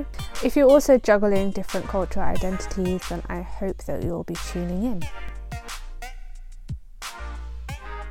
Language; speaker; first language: English; non-native, local second language; Punjabi